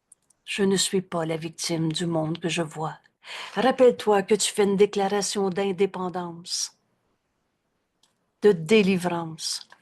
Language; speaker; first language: French; native; French